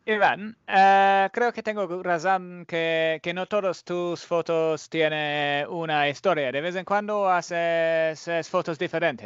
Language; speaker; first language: Spanish; non-native, fluent; English